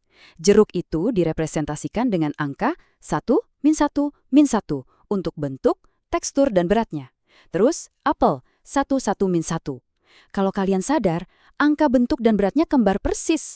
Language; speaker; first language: Indonesian; native; Indonesian